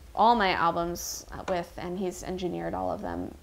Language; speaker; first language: English; native; English